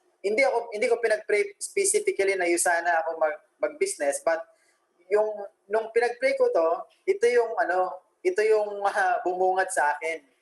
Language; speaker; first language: Filipino; non-native, local second language; Aklanon